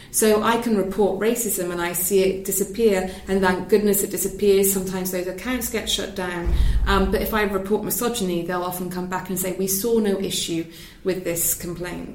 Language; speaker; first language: English; native; English